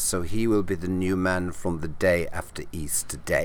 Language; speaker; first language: English; native; English